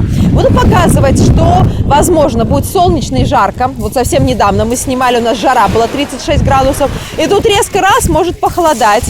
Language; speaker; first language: Russian; native; Russian